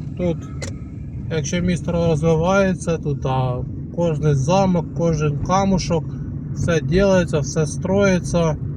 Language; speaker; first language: Ukrainian; non-native, local second language; Russian